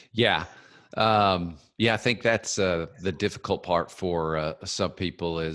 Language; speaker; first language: English; native; English